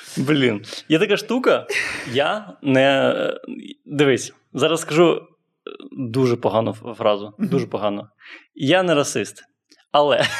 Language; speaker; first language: Ukrainian; non-native, local second language; Russian